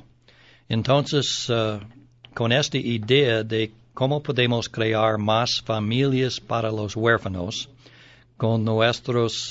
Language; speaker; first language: Spanish; non-native, learner; English